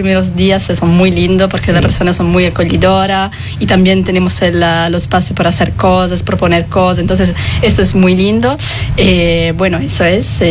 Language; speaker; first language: Spanish; non-native, fluent; Italian